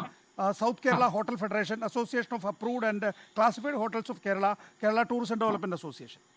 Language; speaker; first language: Malayalam; native; Malayalam